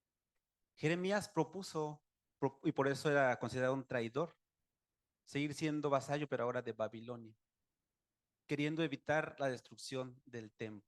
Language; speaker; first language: Spanish; native; Spanish